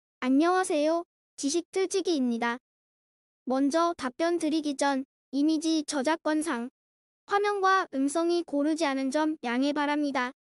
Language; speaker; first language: Korean; native; Korean